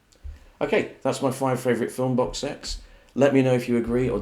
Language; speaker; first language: English; native; English